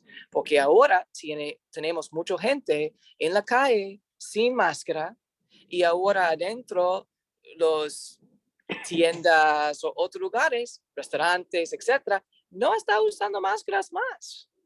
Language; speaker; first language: Spanish; non-native, learner; English